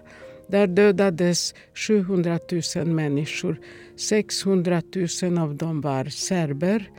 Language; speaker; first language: Swedish; non-native, fluent; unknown